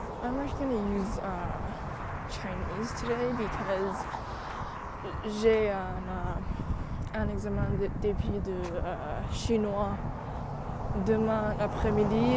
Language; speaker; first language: French; non-native, learner; English